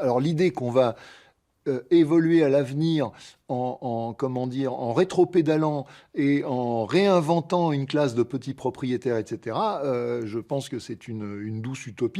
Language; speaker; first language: French; native; French